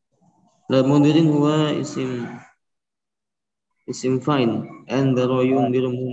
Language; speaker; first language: Arabic; non-native, local second language; Indonesian